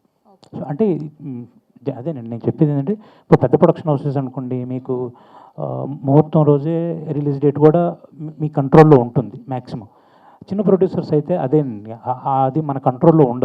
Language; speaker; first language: Telugu; native; Telugu